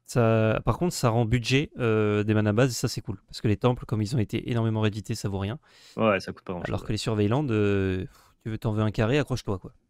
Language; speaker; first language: French; native; French